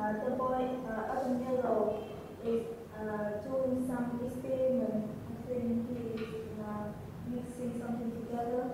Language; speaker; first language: English; non-native, learner; Vietnamese